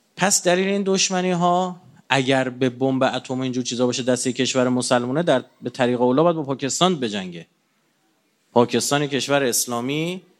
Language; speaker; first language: Persian; native; Persian